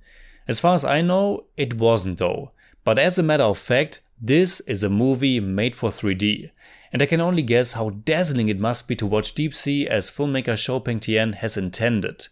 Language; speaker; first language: English; non-native, fluent; German